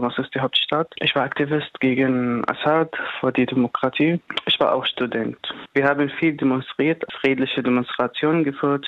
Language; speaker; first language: German; non-native, fluent; Arabic